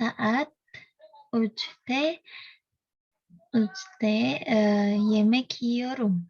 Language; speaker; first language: Turkish; non-native, learner; Indonesian